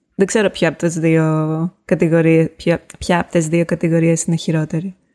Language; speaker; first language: Greek; native; Greek